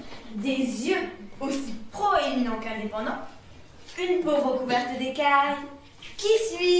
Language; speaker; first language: French; native; French